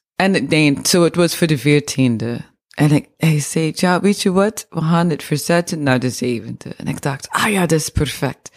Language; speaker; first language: Dutch; non-native, fluent; English